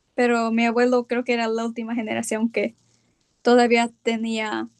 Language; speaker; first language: Spanish; early bilingual, heritage; Spanish